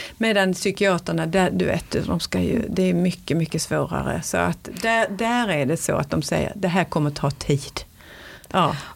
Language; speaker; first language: Swedish; native; Swedish